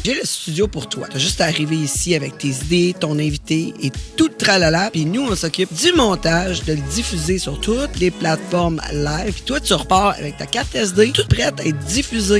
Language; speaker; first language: French; native; French